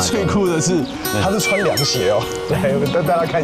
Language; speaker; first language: Chinese; native; Chinese